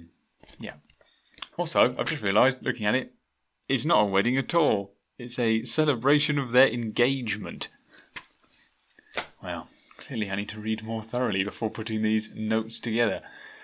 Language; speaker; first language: English; native; English